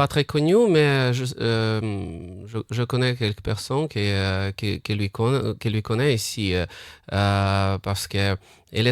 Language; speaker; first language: French; non-native, fluent; Russian